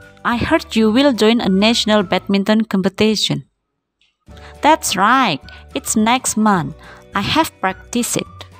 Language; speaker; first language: English; non-native, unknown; Indonesian